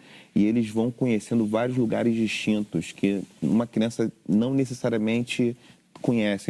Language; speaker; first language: Portuguese; native; Portuguese